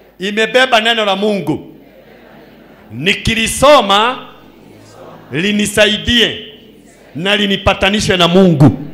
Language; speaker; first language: Swahili; non-native, local second language; Kikuyu